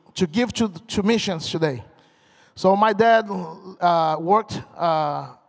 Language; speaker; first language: English; non-native, fluent; Portuguese